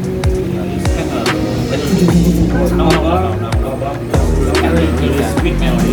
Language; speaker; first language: English; non-native, fluent; Vietnamese